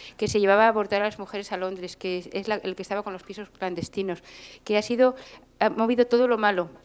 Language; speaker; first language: Spanish; native; Spanish